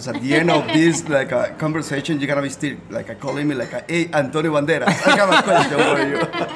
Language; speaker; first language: English; non-native, fluent; Spanish